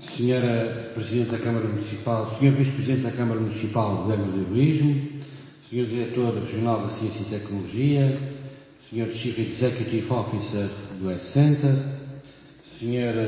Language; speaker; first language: Portuguese; native; Portuguese